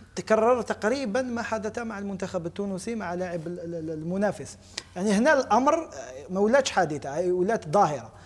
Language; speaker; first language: Arabic; native; Arabic